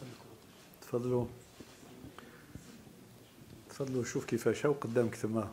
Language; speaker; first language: Arabic; native; Arabic